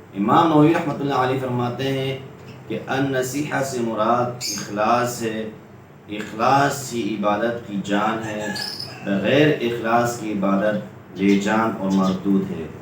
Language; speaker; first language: Urdu; non-native, local second language; Pashto